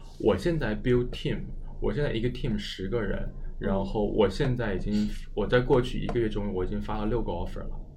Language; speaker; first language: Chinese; native; Chinese